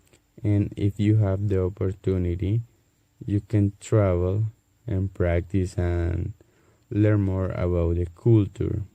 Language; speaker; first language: English; non-native, learner; Spanish